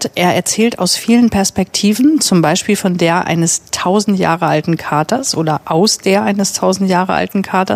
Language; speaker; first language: German; native; German